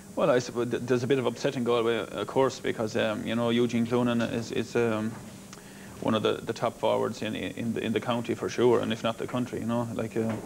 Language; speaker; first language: English; native; English